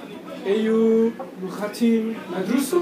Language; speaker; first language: Arabic; non-native, learner; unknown